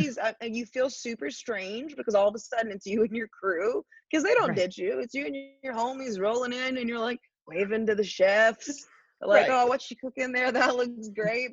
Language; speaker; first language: English; native; English